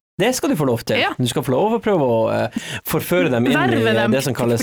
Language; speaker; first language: Norwegian; native; Norwegian